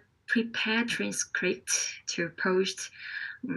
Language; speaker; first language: English; non-native, fluent; Korean